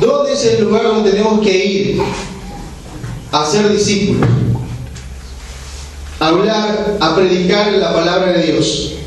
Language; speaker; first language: Spanish; non-native, fluent; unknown